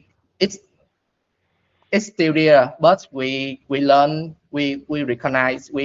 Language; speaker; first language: English; non-native, learner; Vietnamese